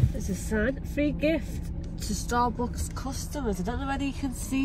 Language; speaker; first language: English; native; English